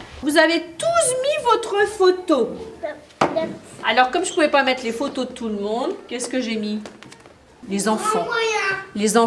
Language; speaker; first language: French; native; French